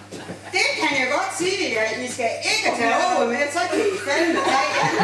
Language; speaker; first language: Danish; native; Danish